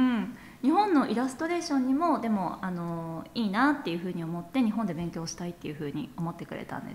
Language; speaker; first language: Japanese; native; Japanese